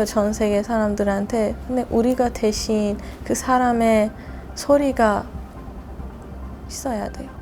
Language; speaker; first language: Korean; non-native, learner; Persian